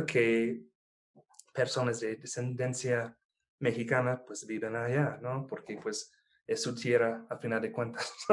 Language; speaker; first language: Spanish; non-native, fluent; English